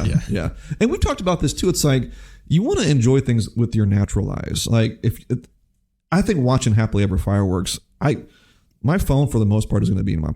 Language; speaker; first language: English; native; English